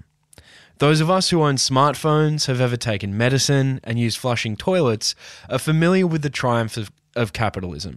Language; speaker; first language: English; native; English